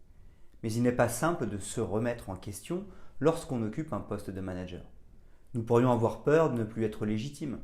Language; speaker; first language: French; native; French